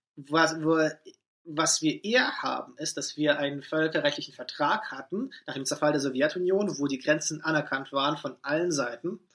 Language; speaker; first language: German; non-native, fluent; Russian